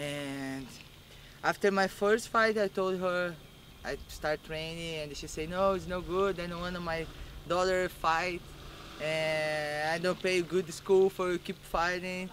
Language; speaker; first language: English; non-native, learner; Portuguese